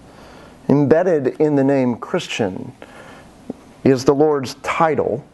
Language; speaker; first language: English; native; English